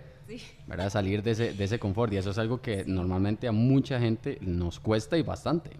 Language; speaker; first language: Spanish; native; Spanish